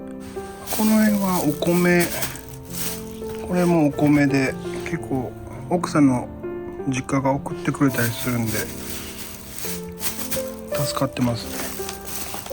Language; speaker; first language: Japanese; native; Japanese